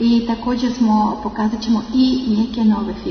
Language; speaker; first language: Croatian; non-native, learner; Russian